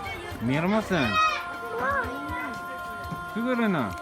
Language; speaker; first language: Korean; non-native, learner; Mongolian